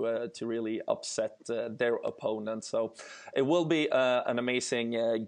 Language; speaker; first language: English; non-native, fluent; Swedish